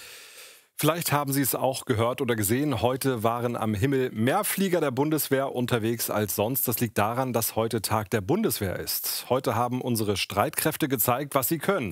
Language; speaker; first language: German; native; German